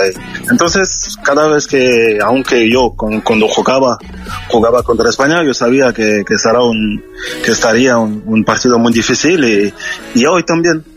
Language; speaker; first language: Spanish; non-native, fluent; French